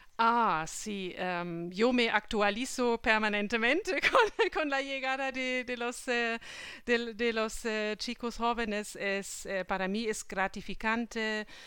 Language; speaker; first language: Spanish; non-native, fluent; German